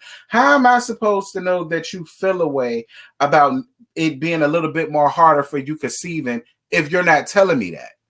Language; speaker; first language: English; native; English